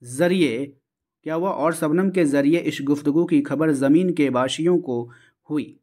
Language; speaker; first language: Hindi; native; Hindi